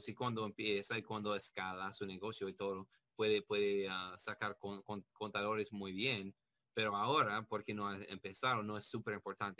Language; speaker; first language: Spanish; non-native, learner; English